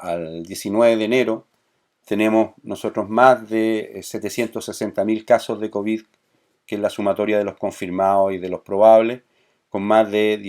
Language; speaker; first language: Spanish; native; Spanish